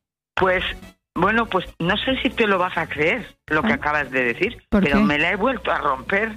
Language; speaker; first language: Spanish; native; Spanish